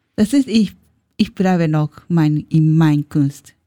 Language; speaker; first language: German; non-native, learner; Japanese